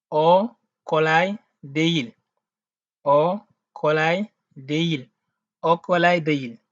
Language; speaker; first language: Turkish; non-native, learner; Wolof